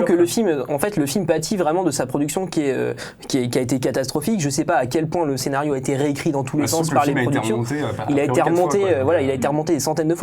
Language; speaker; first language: French; native; French